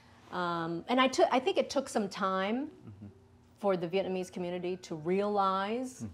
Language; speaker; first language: English; early bilingual, other home language; Vietnamese